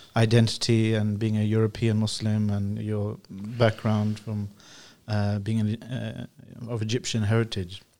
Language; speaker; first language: English; native; English